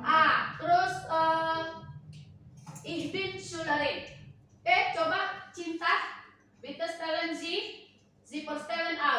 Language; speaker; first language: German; non-native, learner; Indonesian